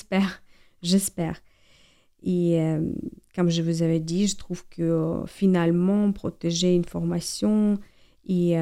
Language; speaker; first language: French; non-native, fluent; Ukrainian